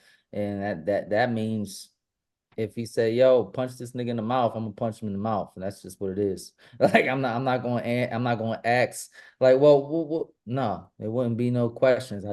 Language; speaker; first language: English; native; English